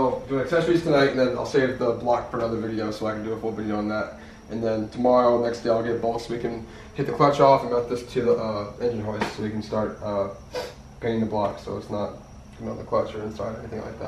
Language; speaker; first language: English; native; English